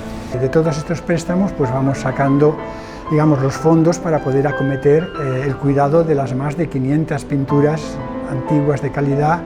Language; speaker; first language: Spanish; native; Spanish